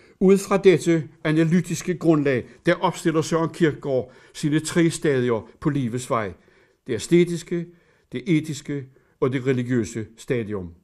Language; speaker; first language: Danish; native; Danish